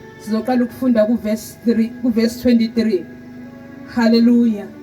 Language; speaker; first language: Zulu; native; Zulu